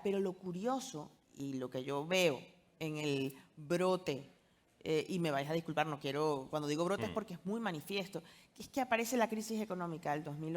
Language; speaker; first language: Spanish; native; Spanish